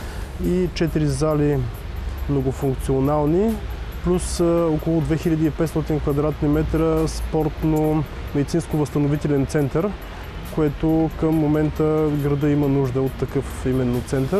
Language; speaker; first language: Bulgarian; native; Bulgarian